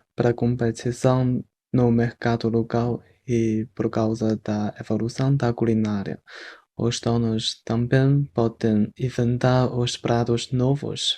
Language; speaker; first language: Portuguese; non-native, fluent; Chinese